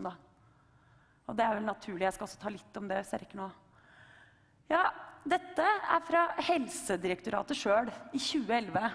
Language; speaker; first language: Norwegian; native; Norwegian